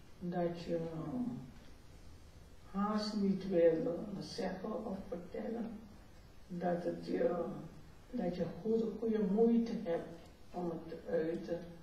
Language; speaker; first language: Dutch; non-native, local second language; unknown